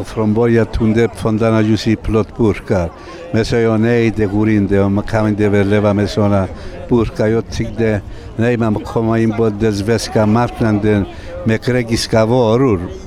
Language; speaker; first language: Swedish; non-native, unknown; Greek